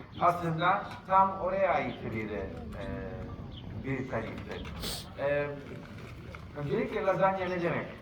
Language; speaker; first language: Turkish; non-native, fluent; Italian